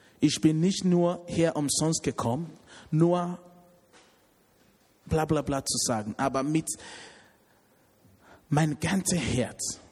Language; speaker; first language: German; non-native, learner; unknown